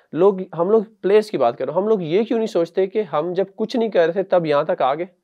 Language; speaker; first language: Urdu; native; Urdu